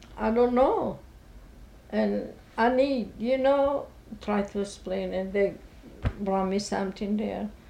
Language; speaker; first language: English; non-native, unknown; Italian